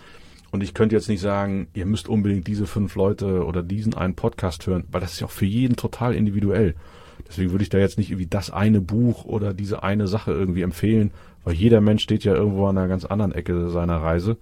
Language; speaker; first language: German; native; German